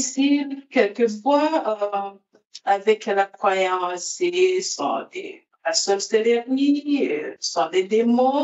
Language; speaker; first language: French; non-native, local second language; Rundi